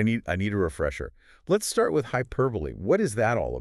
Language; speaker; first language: English; native; English